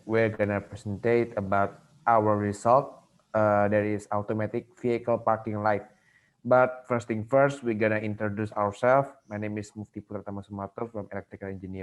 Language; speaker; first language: English; non-native, learner; Indonesian